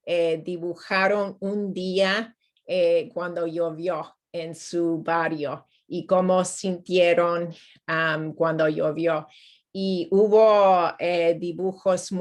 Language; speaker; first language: Spanish; non-native, fluent; English